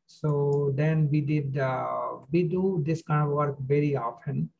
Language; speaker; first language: English; non-native, local second language; Hindi